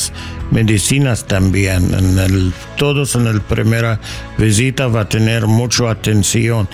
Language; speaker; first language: Spanish; non-native, learner; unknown